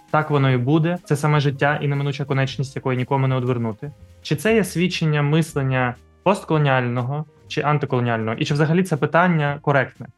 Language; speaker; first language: Ukrainian; native; Ukrainian